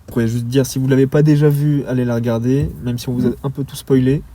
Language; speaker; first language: French; native; French